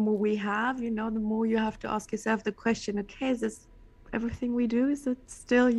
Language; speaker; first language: English; non-native, fluent; German